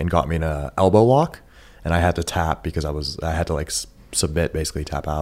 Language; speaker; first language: English; early bilingual, other home language; Persian